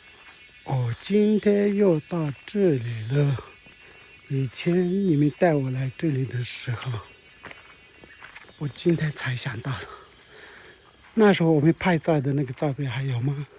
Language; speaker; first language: Chinese; non-native, fluent; Tibetan